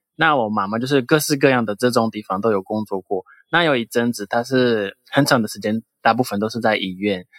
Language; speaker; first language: Chinese; non-native, fluent; Portuguese